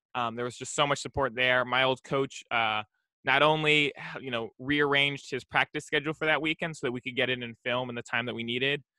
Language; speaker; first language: English; native; English